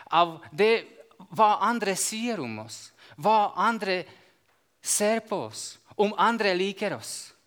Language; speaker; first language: Norwegian; non-native, fluent; Slovak